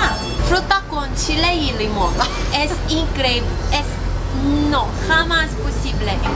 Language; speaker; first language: Spanish; non-native, learner; Korean